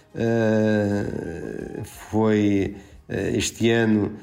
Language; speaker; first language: Portuguese; native; Portuguese